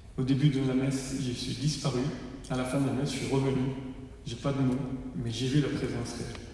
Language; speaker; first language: French; non-native, fluent; Persian